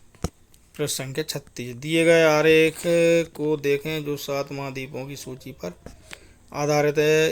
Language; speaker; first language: Hindi; native; Hindi